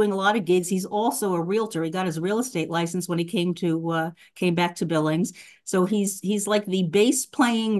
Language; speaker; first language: English; native; English